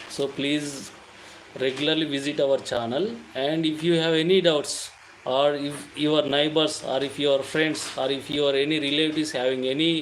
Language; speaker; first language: English; non-native, local second language; Telugu